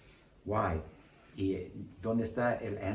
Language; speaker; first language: Spanish; non-native, learner; English